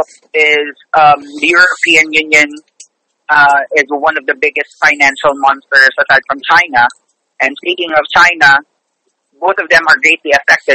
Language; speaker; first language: English; non-native, local second language; Filipino